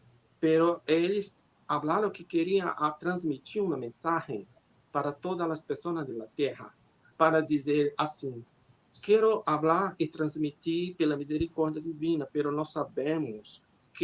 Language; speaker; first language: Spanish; non-native, learner; Portuguese